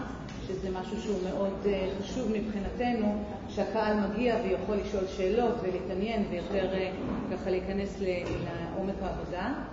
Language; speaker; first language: Hebrew; native; Hebrew